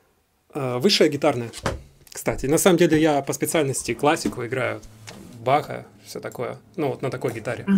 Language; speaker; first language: Russian; native; Russian